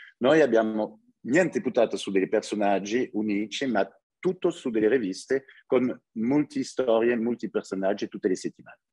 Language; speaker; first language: Italian; early bilingual, heritage; French